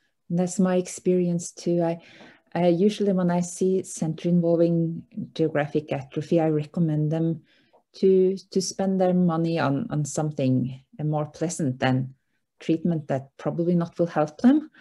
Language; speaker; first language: English; non-native, fluent; Norwegian